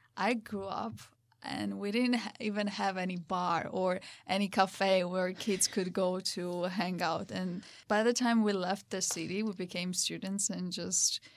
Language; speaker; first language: English; non-native, fluent; Georgian